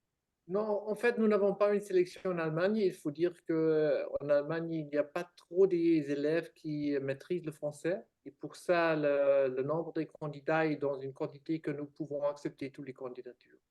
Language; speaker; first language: French; non-native, fluent; German